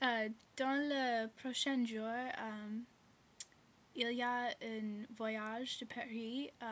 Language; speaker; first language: French; non-native, learner; English